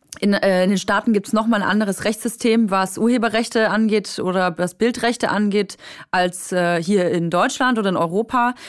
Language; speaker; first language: German; native; German